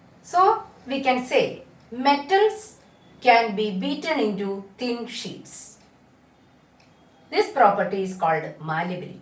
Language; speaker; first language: English; non-native, local second language; Malayalam